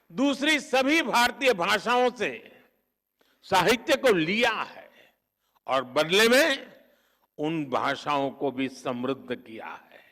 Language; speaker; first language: Hindi; non-native, local second language; Gujarati